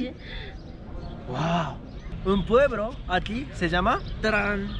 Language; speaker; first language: Spanish; non-native, learner; Japanese